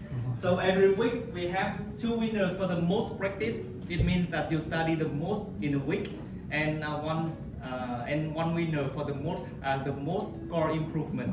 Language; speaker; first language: English; non-native, learner; Vietnamese